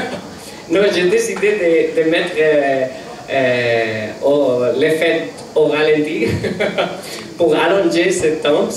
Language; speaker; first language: French; non-native, learner; Catalan